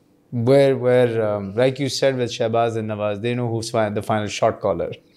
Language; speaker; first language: English; non-native, local second language; Urdu